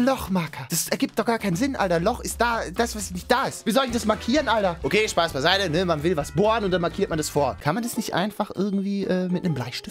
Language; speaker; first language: German; native; German